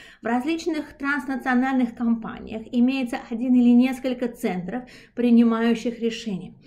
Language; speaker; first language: Russian; non-native, local second language; Uzbek